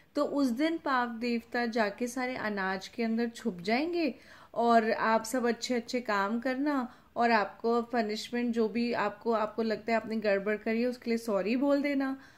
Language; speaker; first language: Hindi; native; Hindi